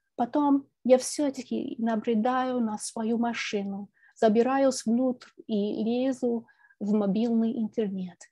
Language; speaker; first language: Russian; non-native, fluent; English